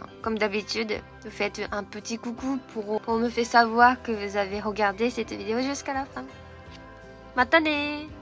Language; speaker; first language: French; non-native, fluent; Japanese